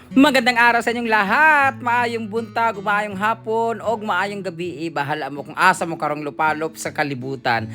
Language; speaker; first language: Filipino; non-native, local second language; Cebuano